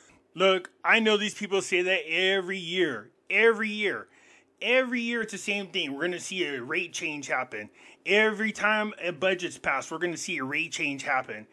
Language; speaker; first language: English; native; English